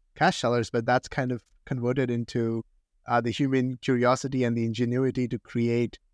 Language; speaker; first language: English; non-native, local second language; Hindi